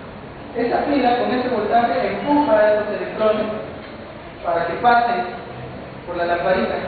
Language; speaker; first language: Spanish; native; Spanish